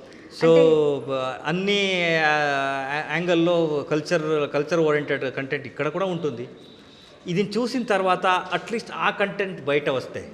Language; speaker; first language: Telugu; non-native, local second language; Kannada